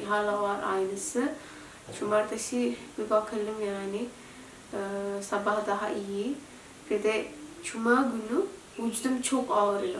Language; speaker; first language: Turkish; non-native, learner; Indonesian